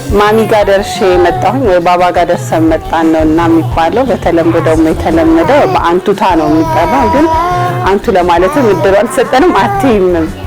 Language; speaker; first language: Amharic; native; Amharic